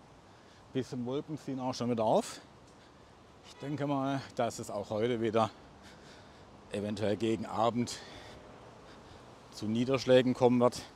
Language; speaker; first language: German; native; German